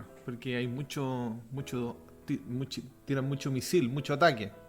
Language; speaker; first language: Spanish; native; Spanish